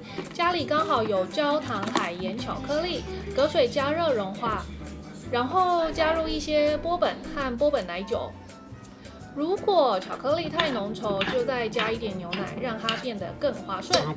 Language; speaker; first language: Chinese; native; Chinese